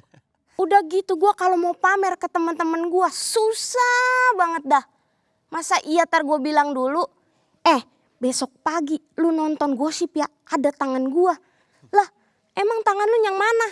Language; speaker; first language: Indonesian; native; Indonesian